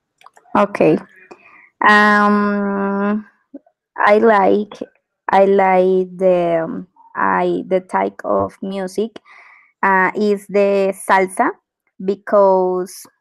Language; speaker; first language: English; non-native, learner; Spanish